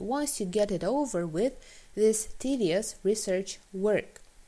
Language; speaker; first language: English; non-native, fluent; Romanian